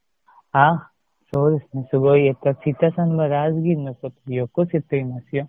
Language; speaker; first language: Japanese; non-native, learner; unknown